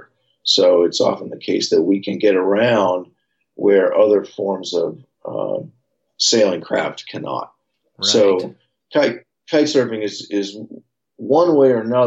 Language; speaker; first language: English; native; English